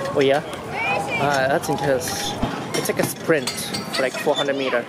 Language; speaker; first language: English; non-native, fluent; Japanese